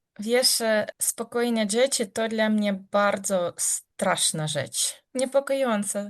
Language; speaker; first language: Polish; non-native, learner; Ukrainian